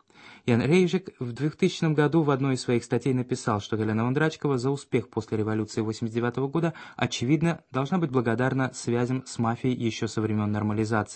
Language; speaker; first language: Russian; native; Russian